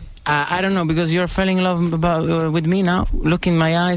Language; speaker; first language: English; non-native, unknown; Italian